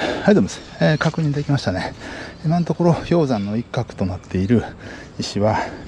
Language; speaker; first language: Japanese; native; Japanese